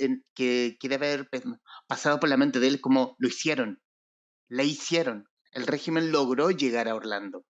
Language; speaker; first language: Spanish; native; Spanish